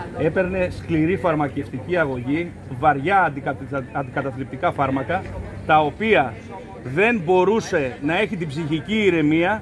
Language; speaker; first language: Greek; native; Greek